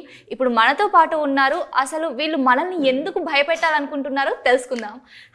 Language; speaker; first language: Telugu; native; Telugu